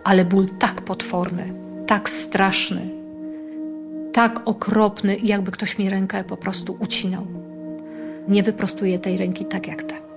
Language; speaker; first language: Polish; native; Polish